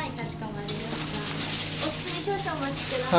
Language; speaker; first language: Japanese; native; Japanese